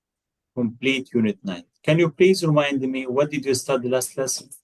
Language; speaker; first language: English; non-native, fluent; Arabic